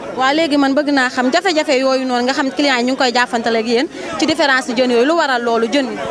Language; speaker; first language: Wolof; native; Wolof